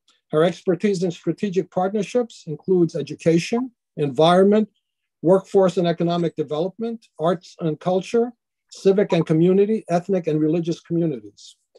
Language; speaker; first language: English; native; English